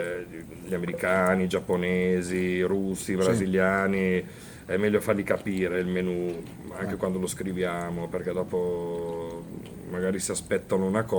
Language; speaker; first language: Italian; native; Italian